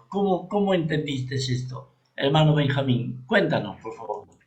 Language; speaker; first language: Spanish; native; Spanish